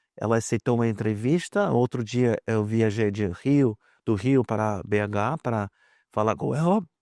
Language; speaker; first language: Portuguese; non-native, fluent; English